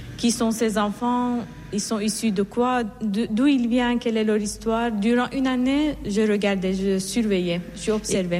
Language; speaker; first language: French; non-native, fluent; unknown